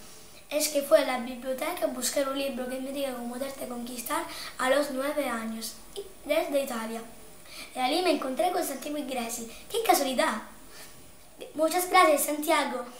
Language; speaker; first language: Spanish; non-native, learner; Italian